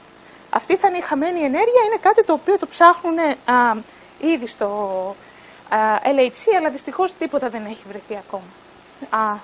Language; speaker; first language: Greek; native; Greek